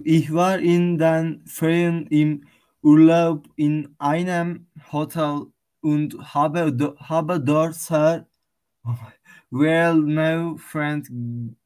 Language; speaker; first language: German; non-native, learner; Turkish